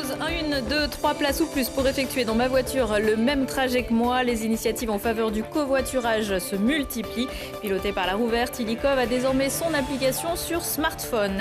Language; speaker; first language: French; native; French